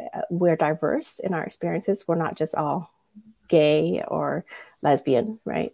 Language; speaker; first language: English; early bilingual, other home language; Vietnamese